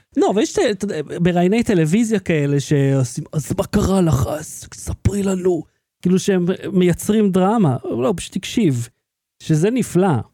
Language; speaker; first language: Hebrew; native; Hebrew